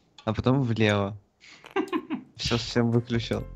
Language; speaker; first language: Russian; native; Russian